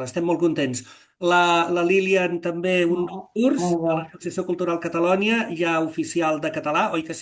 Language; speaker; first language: Catalan; native; Catalan